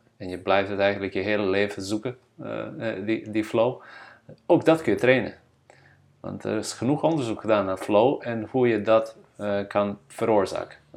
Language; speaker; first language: Dutch; non-native, fluent; Bosnian